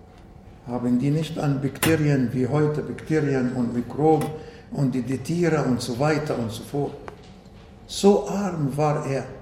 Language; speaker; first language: German; non-native, fluent; Arabic